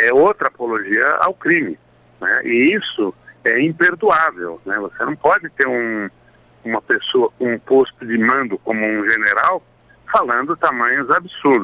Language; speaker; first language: Portuguese; native; Portuguese